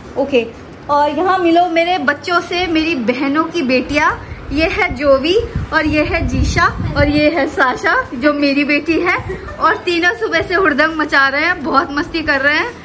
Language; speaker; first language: Hindi; non-native, local second language; Bangla